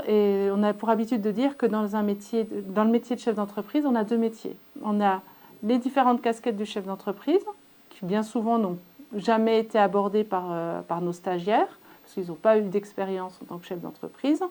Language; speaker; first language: French; native; French